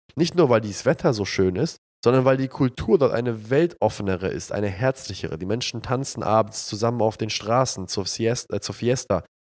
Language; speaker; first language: German; early bilingual, other home language; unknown